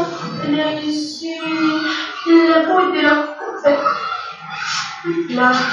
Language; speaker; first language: French; non-native, learner; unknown